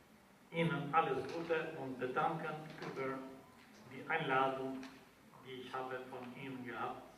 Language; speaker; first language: German; non-native, fluent; Albanian